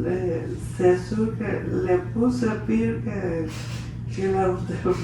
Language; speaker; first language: French; non-native, learner; Spanish